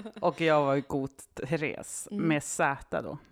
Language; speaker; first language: Swedish; native; Swedish